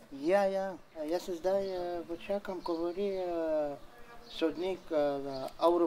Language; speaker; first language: Slovenian; non-native, learner; Arabic